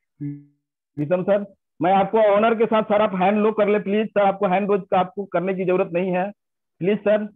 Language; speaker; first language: Hindi; native; Hindi